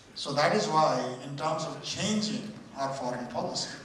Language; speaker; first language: English; non-native, local second language; Nepali